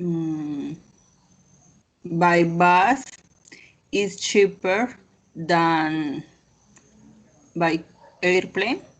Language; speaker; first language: English; non-native, learner; Spanish